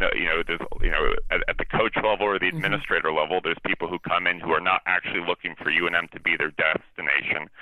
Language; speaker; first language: English; native; English